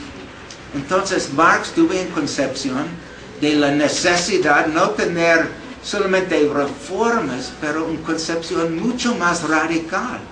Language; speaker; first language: Spanish; non-native, fluent; English